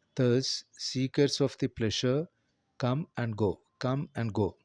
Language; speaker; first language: English; non-native, local second language; Telugu